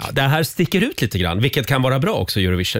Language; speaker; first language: Swedish; native; Swedish